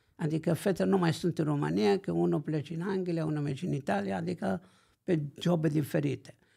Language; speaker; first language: Romanian; non-native, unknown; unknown